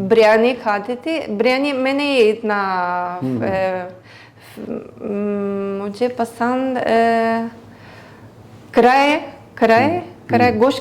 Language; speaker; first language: Hindi; non-native, learner; Greek